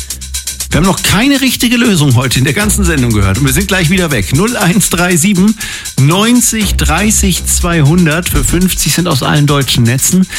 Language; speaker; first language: German; native; German